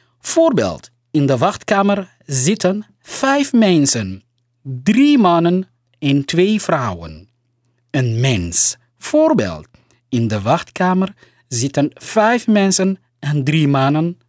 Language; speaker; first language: Dutch; non-native, learner; Somali